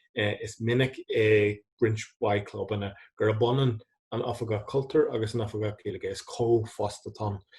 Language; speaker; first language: Irish; non-native, local second language; English